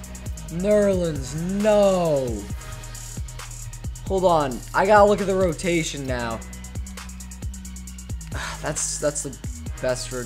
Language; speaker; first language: English; native; English